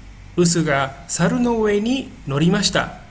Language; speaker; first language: Japanese; non-native, fluent; Indonesian